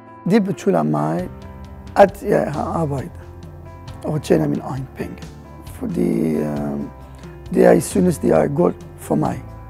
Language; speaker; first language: Danish; non-native, learner; Arabic